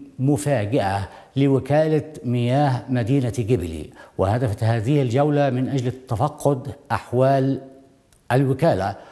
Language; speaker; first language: Arabic; non-native, local second language; Somali